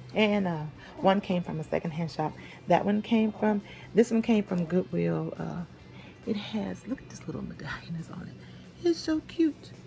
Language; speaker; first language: English; native; English